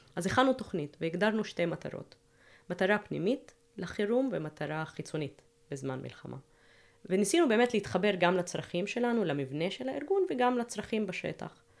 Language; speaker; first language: Hebrew; non-native, local second language; Arabic